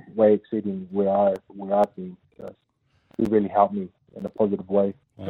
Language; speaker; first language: English; native; English